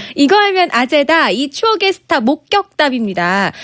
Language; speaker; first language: Korean; native; Korean